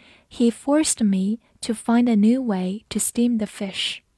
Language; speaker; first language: English; non-native, fluent; Chinese